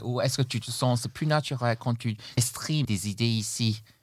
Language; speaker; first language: French; non-native, fluent; Chinese